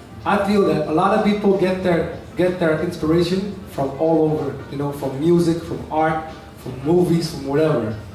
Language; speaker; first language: English; non-native, fluent; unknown